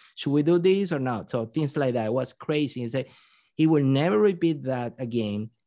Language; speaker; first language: English; non-native, fluent; Spanish